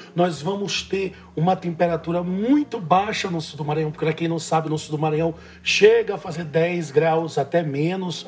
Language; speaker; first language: Portuguese; native; Portuguese